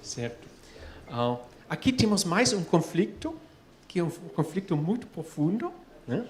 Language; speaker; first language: Portuguese; non-native, fluent; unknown